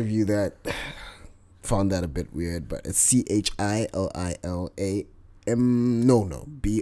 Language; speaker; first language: English; non-native, local second language; Bemba